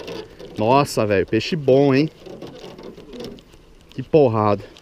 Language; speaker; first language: Portuguese; native; Portuguese